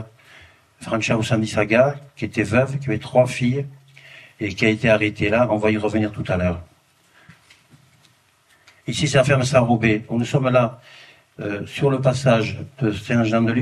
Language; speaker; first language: French; native; French